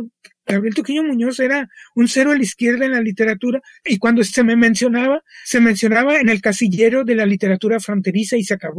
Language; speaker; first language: Spanish; native; Spanish